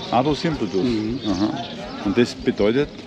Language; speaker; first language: German; native; German